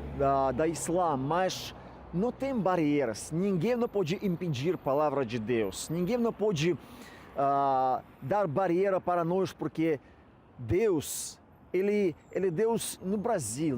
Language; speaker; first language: Portuguese; non-native, fluent; Russian